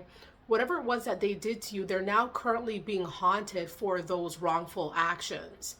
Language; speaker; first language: English; native; English